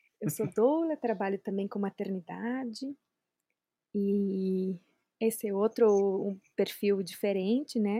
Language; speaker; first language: Portuguese; non-native, fluent; Spanish